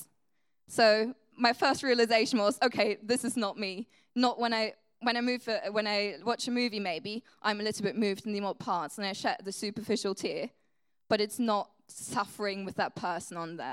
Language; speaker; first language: English; non-native, fluent; German